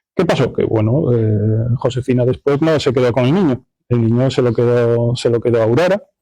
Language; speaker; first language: Spanish; non-native, local second language; Galician